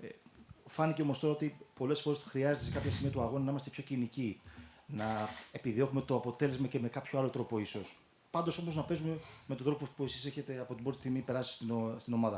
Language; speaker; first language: Greek; native; Greek